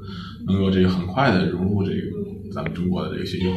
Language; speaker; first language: Chinese; native; Chinese